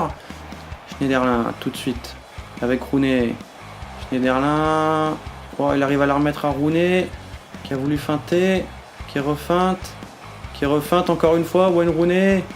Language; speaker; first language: French; native; French